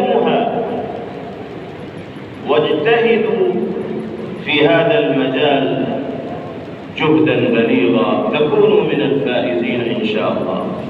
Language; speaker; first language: Arabic; non-native, fluent; Urdu